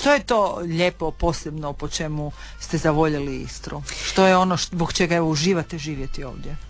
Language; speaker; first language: Serbian; native; Serbian